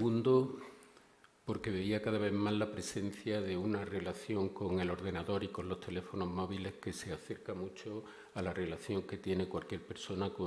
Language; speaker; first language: Spanish; native; Spanish